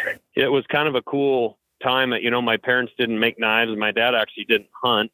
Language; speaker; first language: English; native; English